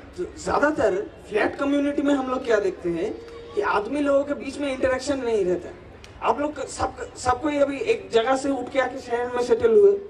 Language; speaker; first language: Hindi; non-native, local second language; Bangla